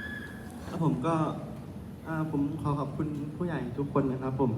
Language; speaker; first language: Thai; native; Thai